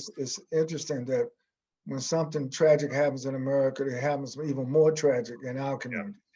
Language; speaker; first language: English; native; English